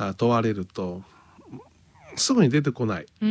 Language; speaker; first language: Japanese; native; Japanese